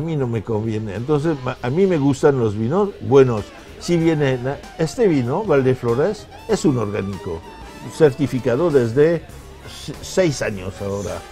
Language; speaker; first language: Spanish; non-native, fluent; French